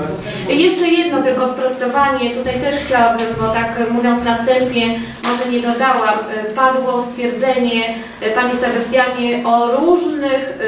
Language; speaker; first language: Polish; native; Polish